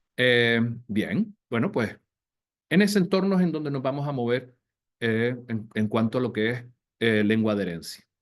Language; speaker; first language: Spanish; native; Spanish